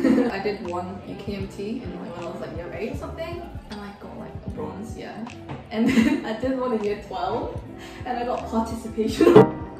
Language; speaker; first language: English; early bilingual, other home language; Korean